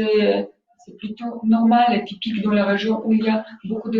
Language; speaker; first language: French; non-native, fluent; Polish